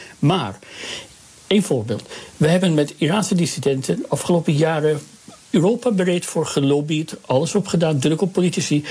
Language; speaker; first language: Dutch; early bilingual, other home language; Persian